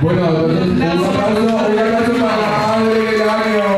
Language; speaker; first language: Spanish; native; Spanish